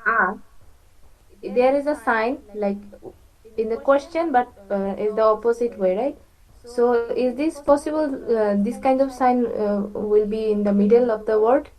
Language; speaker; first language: English; non-native, fluent; Bangla